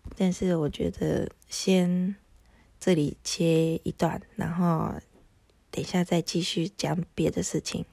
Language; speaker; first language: Chinese; non-native, fluent; Japanese